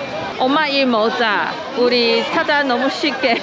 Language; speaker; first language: Korean; non-native, learner; Chinese